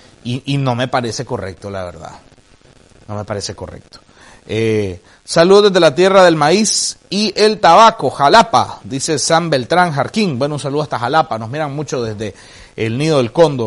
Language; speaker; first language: Spanish; native; Spanish